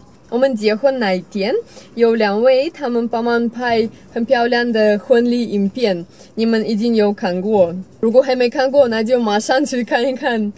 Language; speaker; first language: Chinese; non-native, fluent; Russian